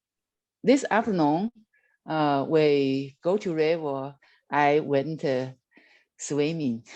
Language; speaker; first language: English; non-native, learner; Chinese